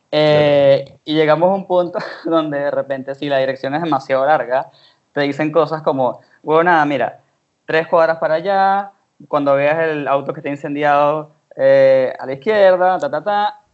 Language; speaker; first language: Spanish; native; Spanish